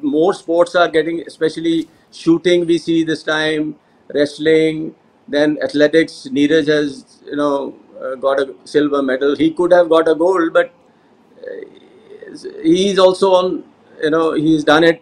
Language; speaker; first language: English; non-native, local second language; Punjabi